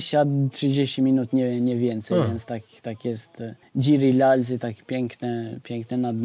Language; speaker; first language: Polish; non-native, fluent; Albanian